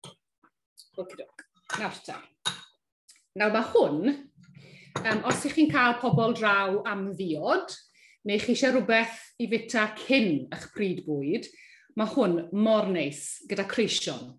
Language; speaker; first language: Welsh; native; Welsh